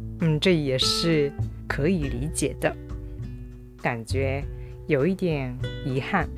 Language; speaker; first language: Chinese; non-native, fluent; Japanese